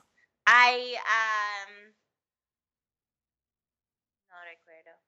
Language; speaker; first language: Spanish; non-native, learner; English